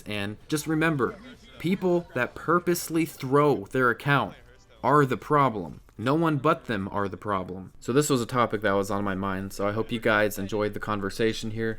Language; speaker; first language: English; native; English